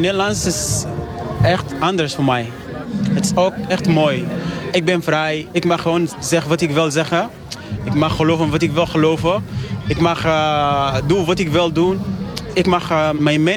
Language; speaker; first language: Dutch; non-native, learner; Arabic